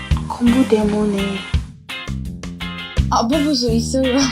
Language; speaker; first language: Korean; non-native, learner; Arabic